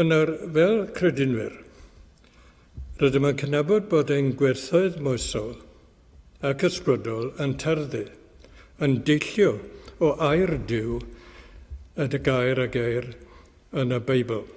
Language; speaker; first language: Welsh; native; Welsh